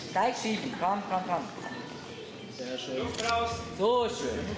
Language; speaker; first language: German; native; German